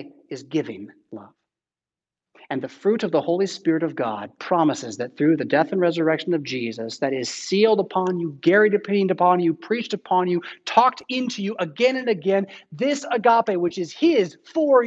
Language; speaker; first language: English; native; English